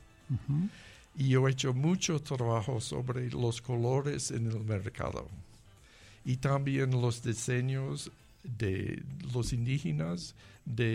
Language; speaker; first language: Spanish; non-native, learner; English